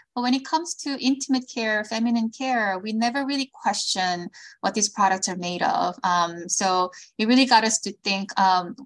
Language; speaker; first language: English; early bilingual, other home language; Korean